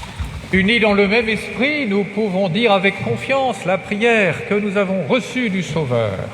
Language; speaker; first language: French; native; French